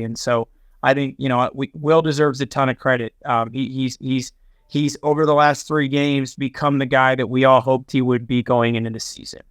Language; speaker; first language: English; native; English